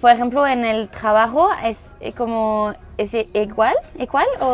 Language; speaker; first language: Spanish; non-native, learner; French